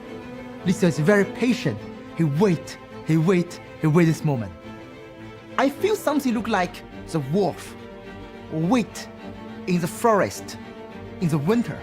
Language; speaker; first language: English; non-native, learner; Chinese